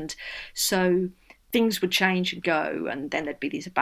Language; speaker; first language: English; native; English